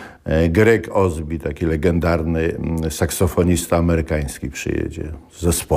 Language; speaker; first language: Polish; native; Polish